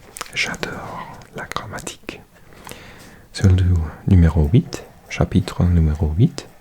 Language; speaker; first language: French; non-native, learner; English